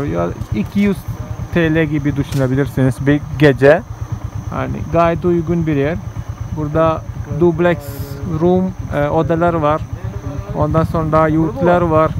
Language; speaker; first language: Turkish; non-native, fluent; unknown